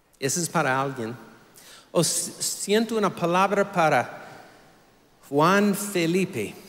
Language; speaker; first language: Spanish; non-native, fluent; English